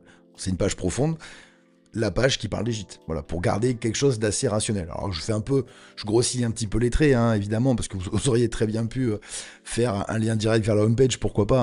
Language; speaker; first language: French; native; French